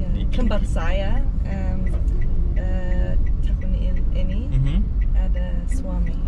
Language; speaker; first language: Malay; non-native, learner; English